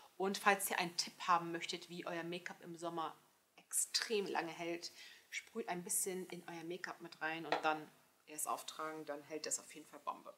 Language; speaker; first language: German; early bilingual, other home language; Turkish